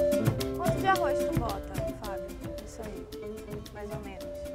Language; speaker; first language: Portuguese; native; Portuguese